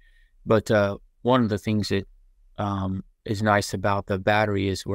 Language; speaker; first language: English; native; English